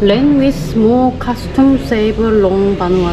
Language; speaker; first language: English; non-native, fluent; Korean